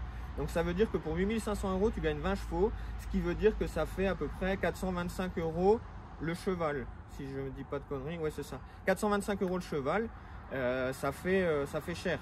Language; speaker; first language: French; native; French